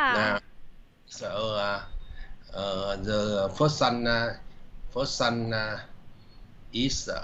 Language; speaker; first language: English; non-native, learner; Vietnamese